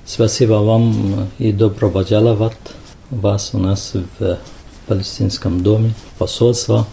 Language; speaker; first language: Russian; non-native, fluent; Arabic